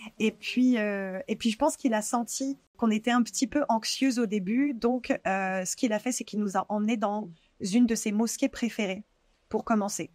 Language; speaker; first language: French; native; French